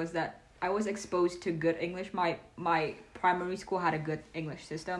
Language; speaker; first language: English; non-native, fluent; Vietnamese